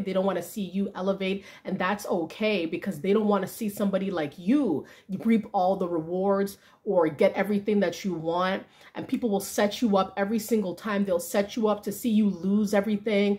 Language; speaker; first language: English; native; English